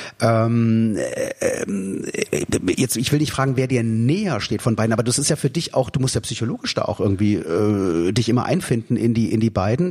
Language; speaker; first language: German; native; German